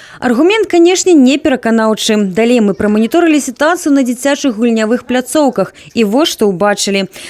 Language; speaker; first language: Belarusian; native; Belarusian